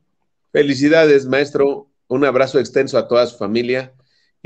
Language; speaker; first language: Spanish; native; Spanish